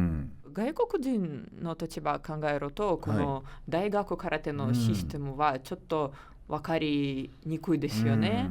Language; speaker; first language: Japanese; non-native, learner; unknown